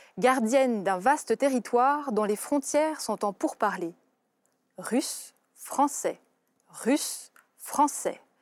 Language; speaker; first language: French; early bilingual, other home language; Russian